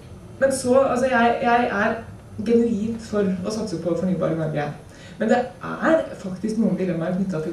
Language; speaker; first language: Norwegian; native; Norwegian